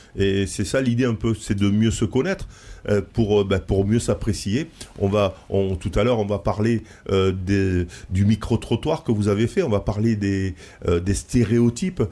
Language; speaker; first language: French; native; French